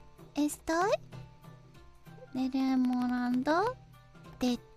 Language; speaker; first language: Spanish; non-native, learner; Japanese